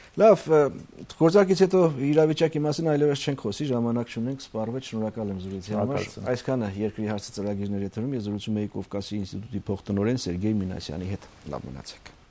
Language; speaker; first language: Armenian; native; Armenian